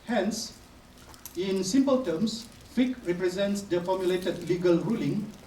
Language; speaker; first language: English; non-native, local second language; Malay